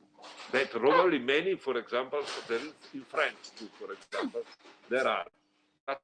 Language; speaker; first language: English; non-native, learner; Italian